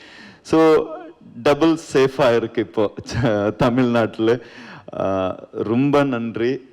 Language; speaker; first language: Tamil; non-native, learner; Kannada